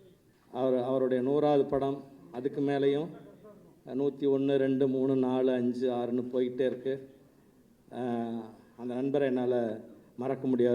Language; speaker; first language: Tamil; native; Tamil